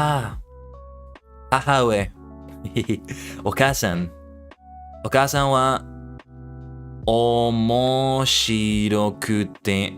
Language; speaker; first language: Japanese; non-native, learner; English